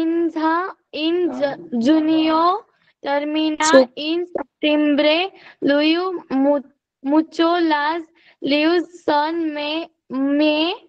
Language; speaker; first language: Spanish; non-native, learner; Marathi